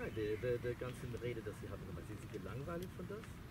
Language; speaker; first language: German; non-native, fluent; English